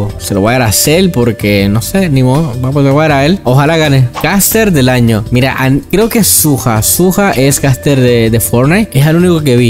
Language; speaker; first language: Spanish; native; Spanish